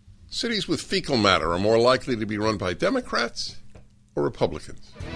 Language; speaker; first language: English; native; English